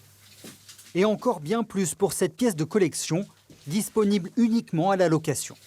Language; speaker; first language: French; native; French